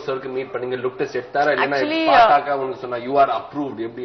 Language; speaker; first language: Tamil; native; Tamil